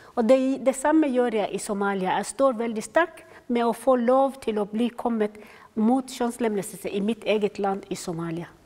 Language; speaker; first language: Norwegian; non-native, fluent; Somali